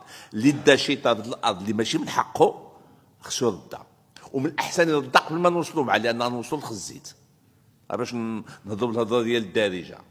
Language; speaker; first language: Arabic; native; Arabic